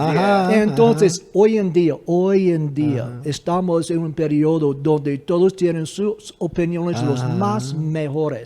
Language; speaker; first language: Spanish; non-native, fluent; English